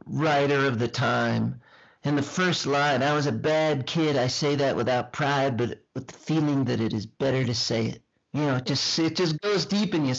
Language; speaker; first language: English; native; English